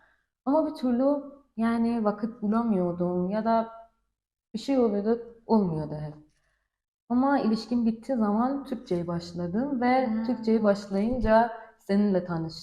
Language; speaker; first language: Turkish; non-native, learner; Persian